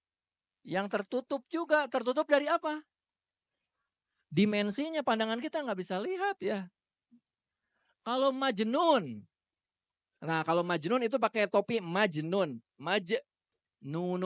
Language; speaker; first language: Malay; non-native, local second language; Sundanese